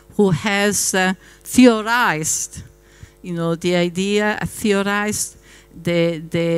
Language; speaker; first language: English; non-native, fluent; Italian